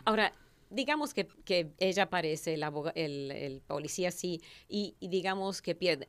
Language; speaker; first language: Spanish; native; Spanish